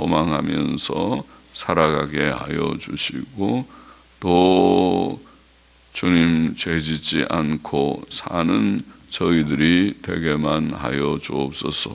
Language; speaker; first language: Korean; native; Korean